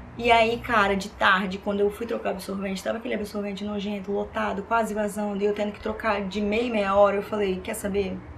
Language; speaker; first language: Portuguese; native; Portuguese